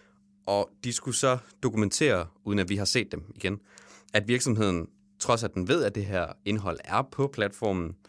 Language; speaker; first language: Danish; native; Danish